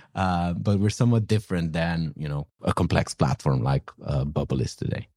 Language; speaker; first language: English; non-native, fluent; Romanian